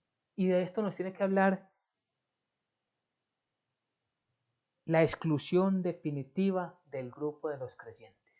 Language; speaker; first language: Spanish; native; Spanish